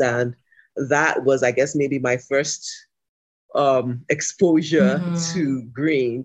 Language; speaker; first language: English; non-native, local second language; Yoruba